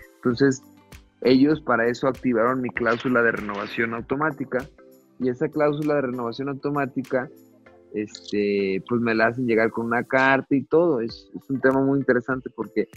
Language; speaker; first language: Spanish; native; Spanish